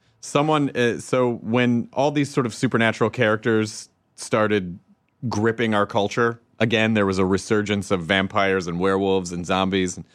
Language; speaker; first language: English; native; English